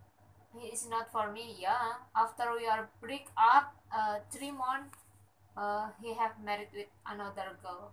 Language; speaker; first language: English; non-native, learner; Indonesian